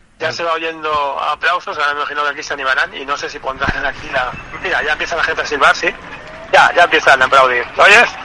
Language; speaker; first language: Spanish; native; Spanish